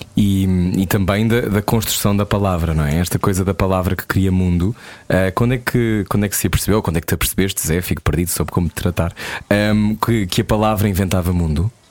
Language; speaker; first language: Portuguese; native; Portuguese